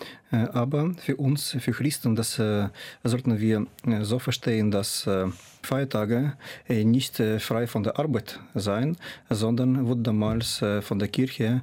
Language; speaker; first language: German; non-native, fluent; Russian